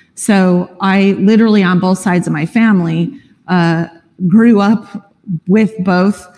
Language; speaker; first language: English; native; English